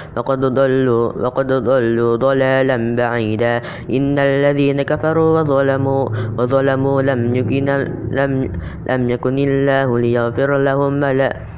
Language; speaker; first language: Arabic; non-native, learner; Indonesian